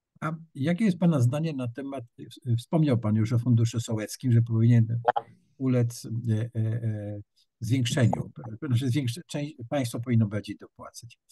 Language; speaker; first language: Polish; native; Polish